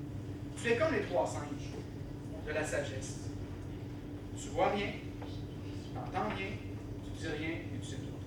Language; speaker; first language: French; native; French